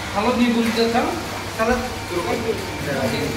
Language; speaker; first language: Russian; non-native, learner; Turkish